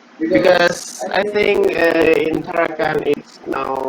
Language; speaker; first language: English; non-native, learner; Indonesian